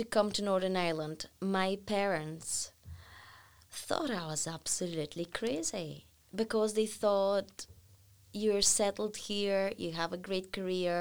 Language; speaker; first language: English; non-native, fluent; Bulgarian